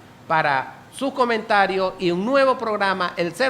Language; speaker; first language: Spanish; native; Spanish